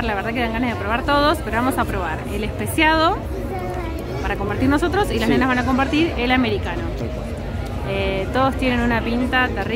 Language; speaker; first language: Spanish; native; Spanish